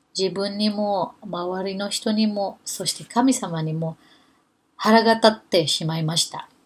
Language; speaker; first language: Japanese; non-native, fluent; Filipino